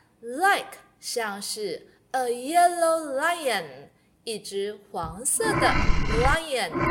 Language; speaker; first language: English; non-native, fluent; Chinese